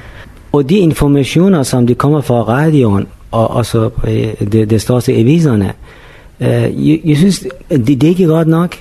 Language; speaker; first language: Danish; non-native, fluent; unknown